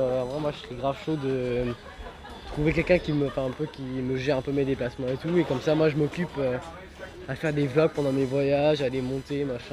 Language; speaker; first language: French; native; French